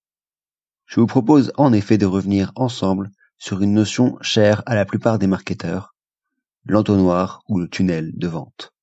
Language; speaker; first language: French; native; French